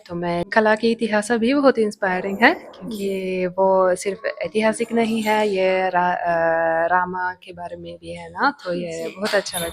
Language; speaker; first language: Hindi; non-native, fluent; Italian